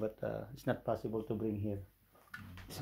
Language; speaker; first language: English; non-native, local second language; Filipino